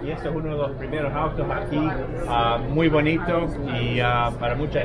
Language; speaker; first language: Spanish; non-native, fluent; English